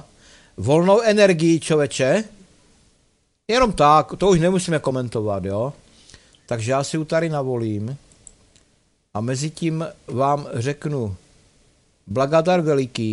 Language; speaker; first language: Czech; native; Czech